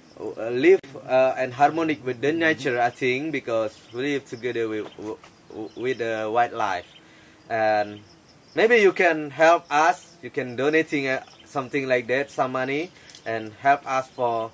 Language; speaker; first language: English; non-native, learner; Indonesian